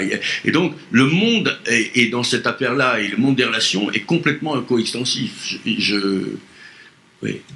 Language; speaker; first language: French; native; French